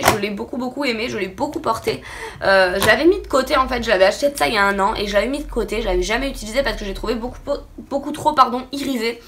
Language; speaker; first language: French; native; French